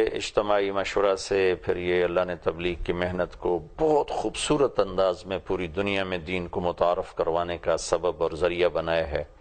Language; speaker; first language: Urdu; non-native, local second language; Punjabi